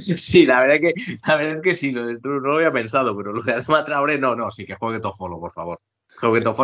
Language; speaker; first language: Spanish; native; Spanish